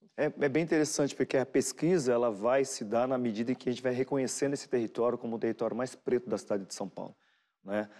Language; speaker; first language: Portuguese; native; Portuguese